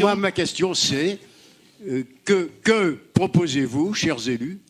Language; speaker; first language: French; native; French